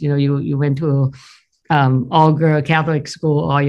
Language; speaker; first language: English; non-native, fluent; Thai